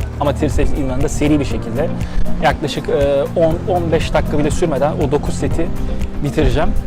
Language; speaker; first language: Turkish; native; Turkish